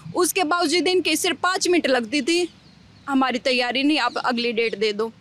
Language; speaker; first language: Hindi; native; Hindi